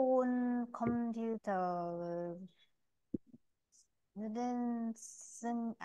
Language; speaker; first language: Korean; non-native, learner; Vietnamese